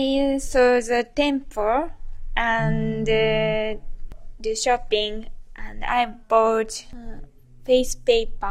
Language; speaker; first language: English; non-native, learner; Japanese